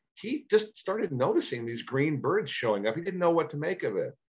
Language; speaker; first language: English; native; English